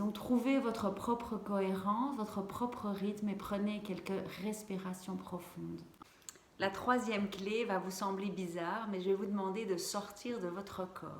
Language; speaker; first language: French; native; French